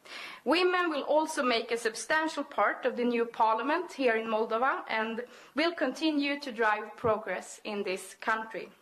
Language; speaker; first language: English; non-native, fluent; Swedish